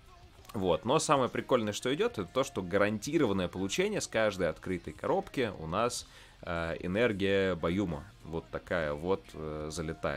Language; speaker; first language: Russian; native; Russian